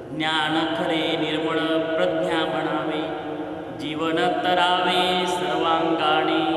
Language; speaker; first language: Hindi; non-native, local second language; Marathi